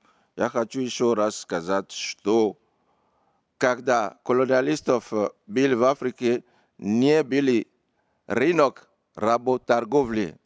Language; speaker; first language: Russian; non-native, fluent; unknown